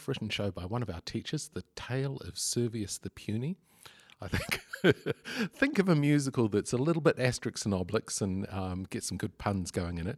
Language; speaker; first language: English; native; English